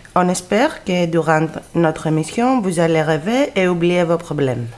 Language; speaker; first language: French; non-native, fluent; Greek